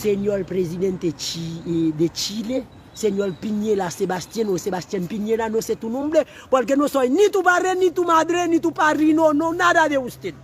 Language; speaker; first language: Spanish; non-native, learner; Haitian Creole